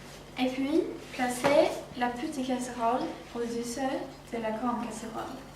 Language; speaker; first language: French; non-native, learner; Swedish